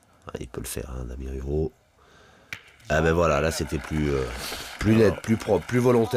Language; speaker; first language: French; native; French